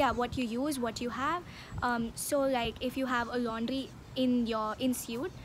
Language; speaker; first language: English; non-native, local second language; Hindi